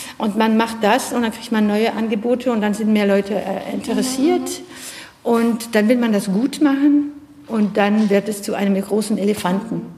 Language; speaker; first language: German; non-native, fluent; French